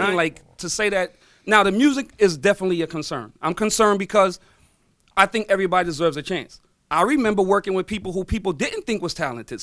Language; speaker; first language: English; native; English